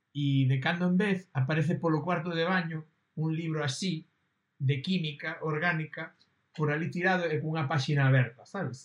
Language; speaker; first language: Galician; non-native, local second language; Spanish